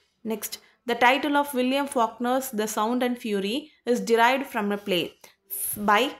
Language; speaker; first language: English; non-native, local second language; Tamil